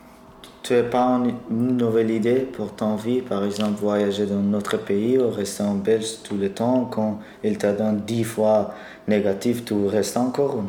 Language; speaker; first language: French; non-native, learner; Persian